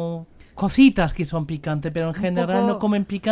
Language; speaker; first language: Spanish; non-native, learner; German